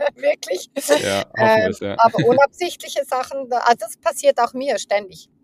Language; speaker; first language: German; native; German